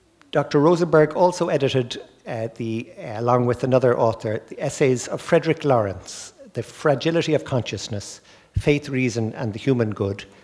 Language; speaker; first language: English; native; English